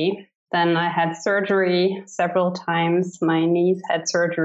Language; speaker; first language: English; non-native, fluent; German